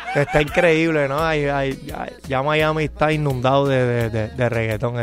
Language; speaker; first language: Spanish; native; Spanish